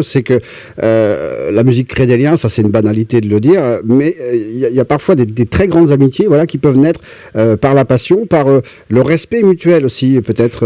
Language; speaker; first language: French; native; French